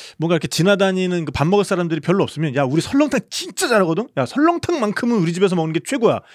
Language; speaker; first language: Korean; native; Korean